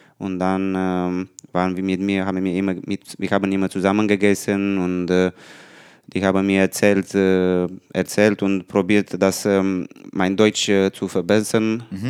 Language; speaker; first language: German; non-native, learner; Romanian